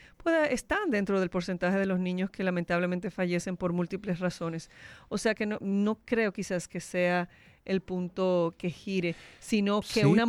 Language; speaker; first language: Spanish; native; Spanish